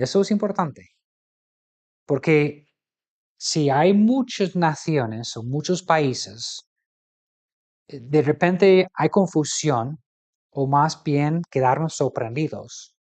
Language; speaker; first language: Spanish; non-native, fluent; English